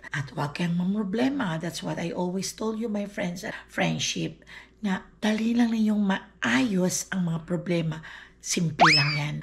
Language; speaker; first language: Filipino; non-native, local second language; Aklanon